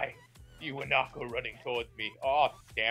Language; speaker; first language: English; native; English